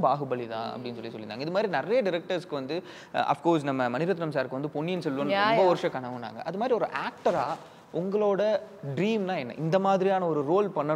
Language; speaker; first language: Tamil; native; Tamil